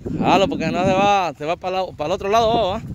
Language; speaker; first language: Spanish; native; Spanish